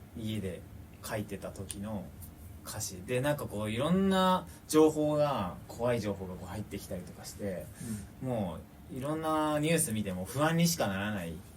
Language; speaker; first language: Japanese; native; Japanese